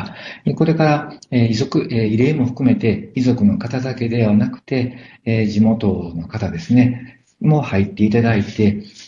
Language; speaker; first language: Japanese; native; Japanese